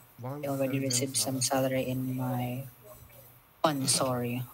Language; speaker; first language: English; non-native, local second language; Filipino